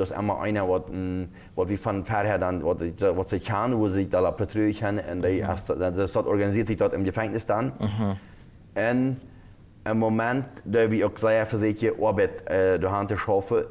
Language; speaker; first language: German; non-native, local second language; Plautdietsch